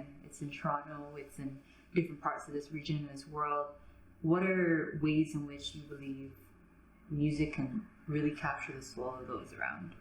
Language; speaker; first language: English; native; English